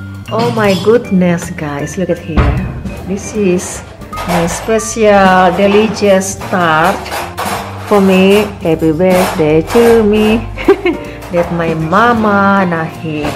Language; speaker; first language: English; non-native, learner; Indonesian